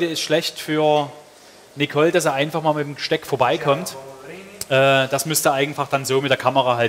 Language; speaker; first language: German; native; German